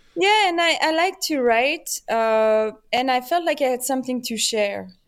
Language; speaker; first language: English; non-native, fluent; French